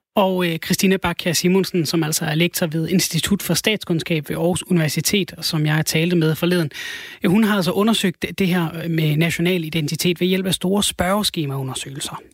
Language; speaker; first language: Danish; native; Danish